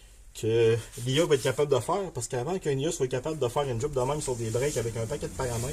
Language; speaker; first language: French; native; French